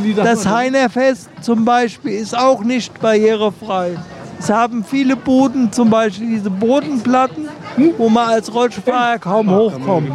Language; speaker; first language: German; native; German